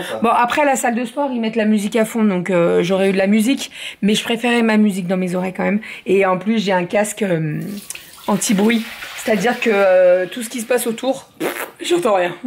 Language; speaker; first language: French; native; French